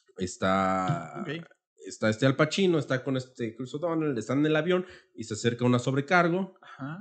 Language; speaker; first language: Spanish; native; Spanish